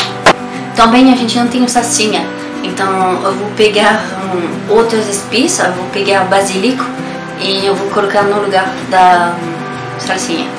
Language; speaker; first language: Portuguese; non-native, learner; French